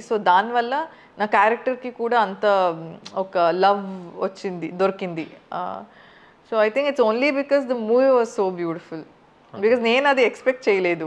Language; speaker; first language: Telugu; non-native, fluent; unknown